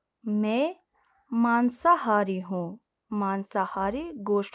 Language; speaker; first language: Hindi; non-native, fluent; Persian